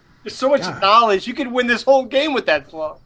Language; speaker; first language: English; native; English